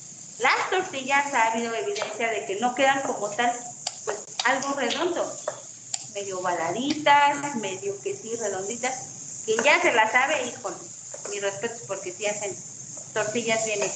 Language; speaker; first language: Spanish; native; Spanish